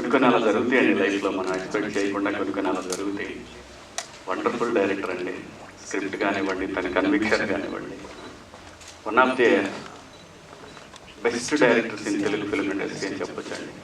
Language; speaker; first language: Telugu; native; Telugu